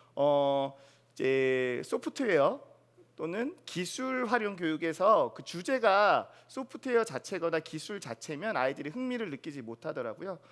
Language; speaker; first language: Korean; native; Korean